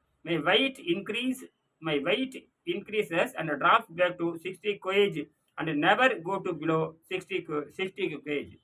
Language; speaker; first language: English; non-native, local second language; Tamil